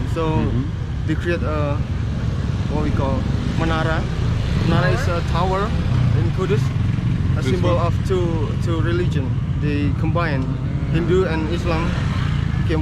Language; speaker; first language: English; non-native, fluent; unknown